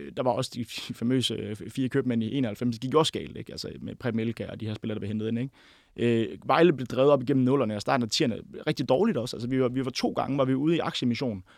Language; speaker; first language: Danish; native; Danish